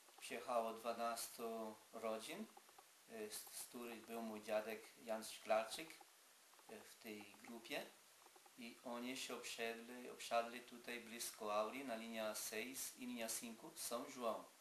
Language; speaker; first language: Polish; early bilingual, heritage; Polish